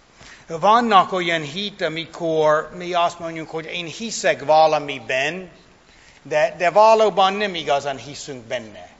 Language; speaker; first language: Hungarian; non-native, fluent; English